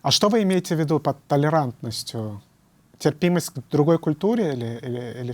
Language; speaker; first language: Russian; native; Russian